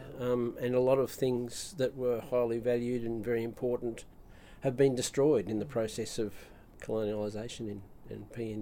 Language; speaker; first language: English; native; English